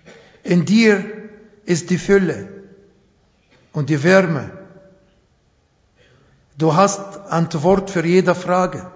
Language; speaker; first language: German; non-native, fluent; Arabic